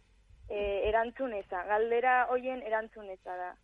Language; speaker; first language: Basque; non-native, local second language; Spanish